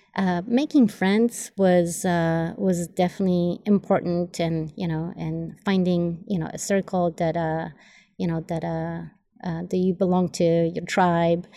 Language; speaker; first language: English; non-native, fluent; Polish